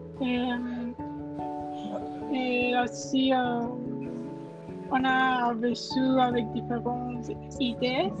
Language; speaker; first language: French; non-native, learner; Spanish